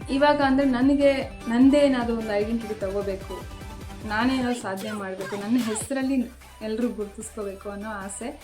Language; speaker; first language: Kannada; non-native, local second language; Tulu